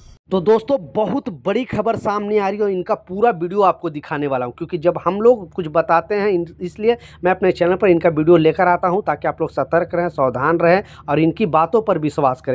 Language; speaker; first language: Hindi; native; Hindi